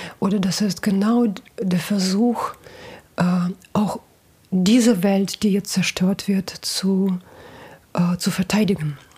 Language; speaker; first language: German; non-native, fluent; Russian